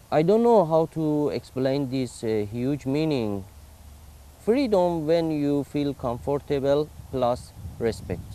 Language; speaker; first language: English; non-native, learner; Persian